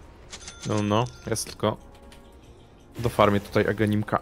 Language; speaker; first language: Polish; native; Polish